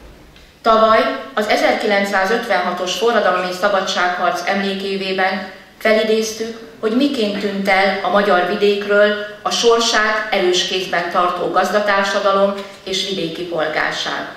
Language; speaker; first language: Hungarian; native; Hungarian